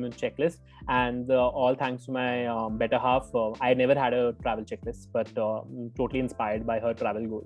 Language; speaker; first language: English; non-native, local second language; Hindi